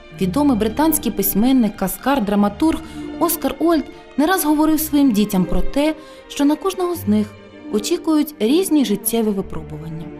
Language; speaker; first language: Ukrainian; native; Ukrainian